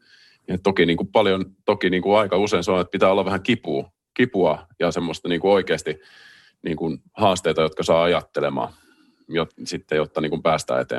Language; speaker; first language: Finnish; native; Finnish